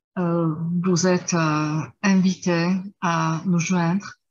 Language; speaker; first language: French; non-native, fluent; Czech